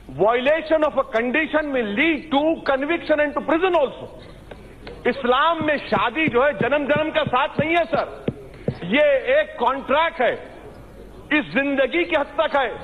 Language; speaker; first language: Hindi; non-native, local second language; Urdu